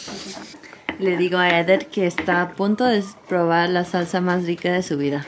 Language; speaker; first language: Spanish; non-native, fluent; English